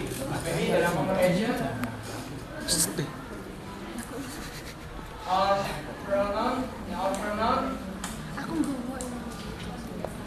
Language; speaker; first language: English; non-native, learner; Indonesian